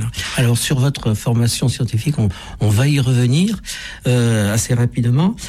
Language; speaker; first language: French; native; French